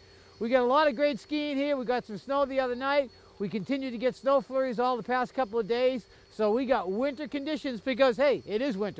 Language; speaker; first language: English; native; English